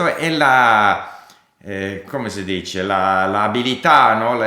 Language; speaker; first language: Italian; non-native, fluent; English